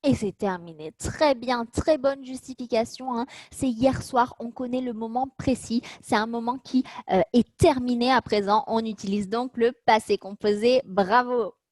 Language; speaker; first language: French; native; French